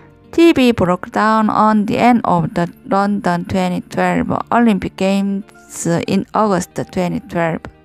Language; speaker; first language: English; non-native, learner; Korean